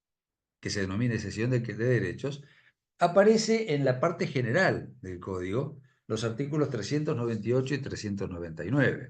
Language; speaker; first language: Spanish; native; Spanish